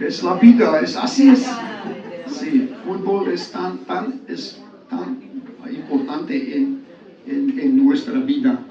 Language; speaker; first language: Spanish; non-native, learner; Georgian